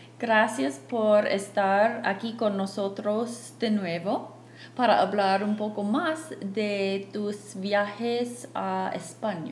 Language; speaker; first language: Spanish; non-native, fluent; English